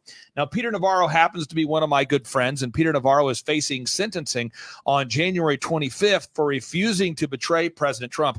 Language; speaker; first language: English; native; English